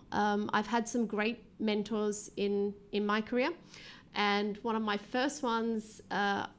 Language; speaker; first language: English; native; English